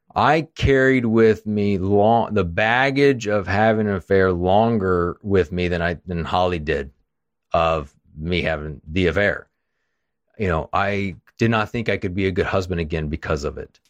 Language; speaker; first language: English; native; English